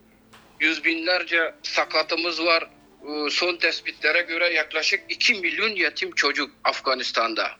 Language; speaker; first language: Turkish; non-native, fluent; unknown